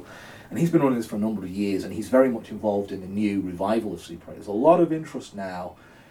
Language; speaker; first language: English; native; English